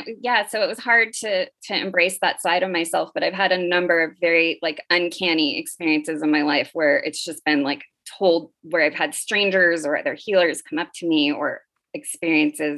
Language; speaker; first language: English; native; English